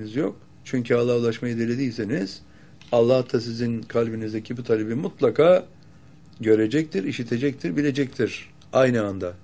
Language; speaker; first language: Turkish; native; Turkish